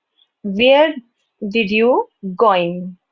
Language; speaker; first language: English; non-native, learner; Hindi